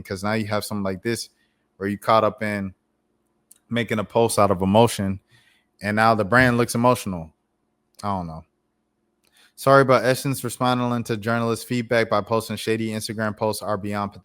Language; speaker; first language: English; native; English